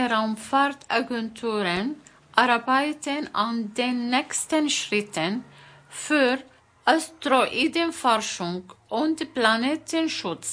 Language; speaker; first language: German; non-native, fluent; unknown